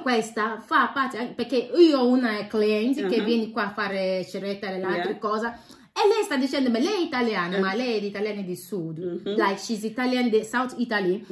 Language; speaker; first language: Italian; non-native, learner; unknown